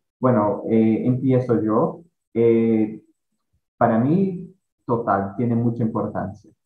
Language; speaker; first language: Spanish; non-native, fluent; Portuguese